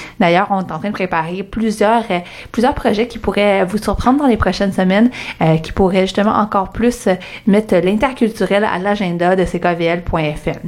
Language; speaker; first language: French; early bilingual, other home language; Arabic